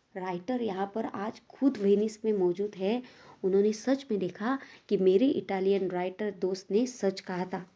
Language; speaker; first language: Hindi; non-native, local second language; Marathi